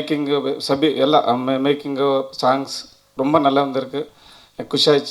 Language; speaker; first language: Tamil; non-native, learner; Kannada